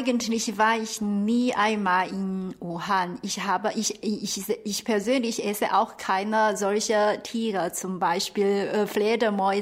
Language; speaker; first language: German; non-native, fluent; Chinese